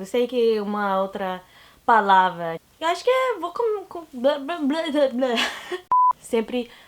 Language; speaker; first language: Portuguese; non-native, learner; English